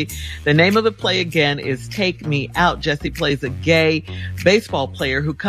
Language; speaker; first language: English; native; English